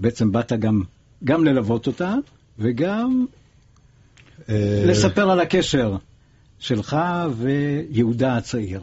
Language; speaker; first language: Hebrew; native; Hebrew